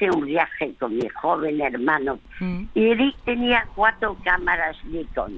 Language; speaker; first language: Spanish; early bilingual, other home language; French